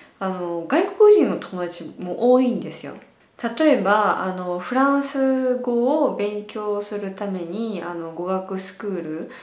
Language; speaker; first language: Japanese; native; Japanese